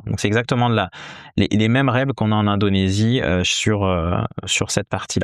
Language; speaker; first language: French; native; French